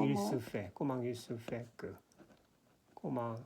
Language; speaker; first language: French; non-native, learner; Korean